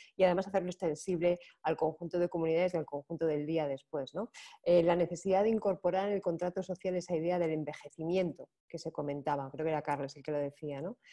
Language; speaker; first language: Spanish; native; Spanish